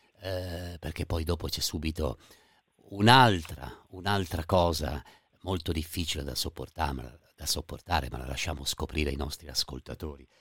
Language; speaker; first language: Italian; native; Italian